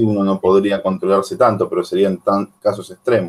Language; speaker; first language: Spanish; native; Spanish